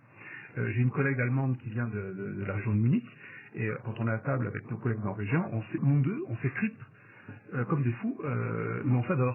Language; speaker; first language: French; native; French